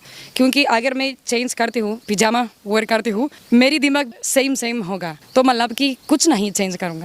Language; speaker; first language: Hindi; non-native, learner; Spanish